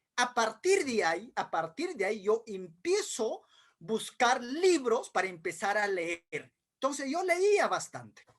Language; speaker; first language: Spanish; non-native, local second language; Quechua